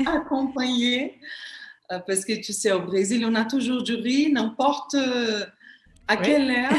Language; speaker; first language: French; non-native, fluent; Portuguese